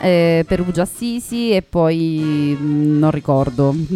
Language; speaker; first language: Italian; native; Italian